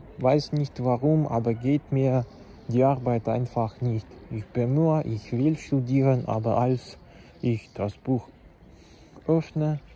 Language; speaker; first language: German; non-native, learner; Czech